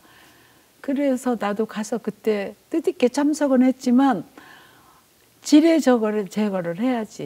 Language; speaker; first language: Korean; native; Korean